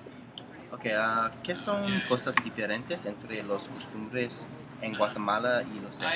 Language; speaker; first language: Spanish; non-native, learner; English